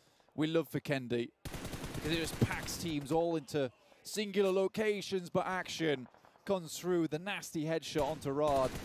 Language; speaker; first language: English; native; English